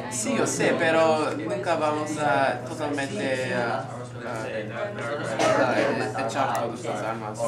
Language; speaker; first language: Spanish; non-native, learner; English